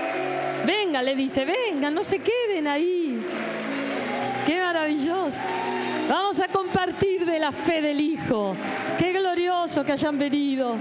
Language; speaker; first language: Spanish; native; Spanish